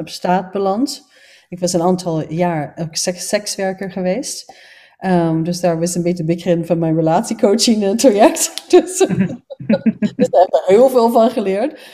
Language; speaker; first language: Dutch; non-native, fluent; English